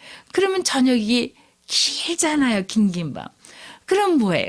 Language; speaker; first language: Korean; native; Korean